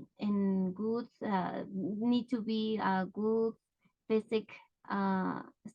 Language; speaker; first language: English; non-native, learner; Spanish